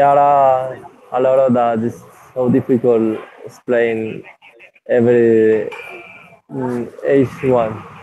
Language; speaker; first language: English; non-native, learner; Spanish